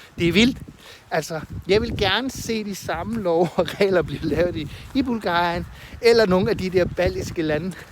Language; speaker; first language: Danish; native; Danish